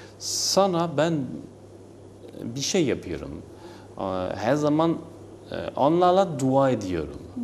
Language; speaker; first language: Turkish; non-native, learner; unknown